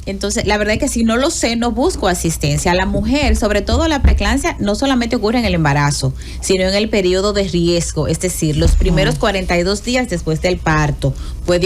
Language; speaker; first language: Spanish; native; Spanish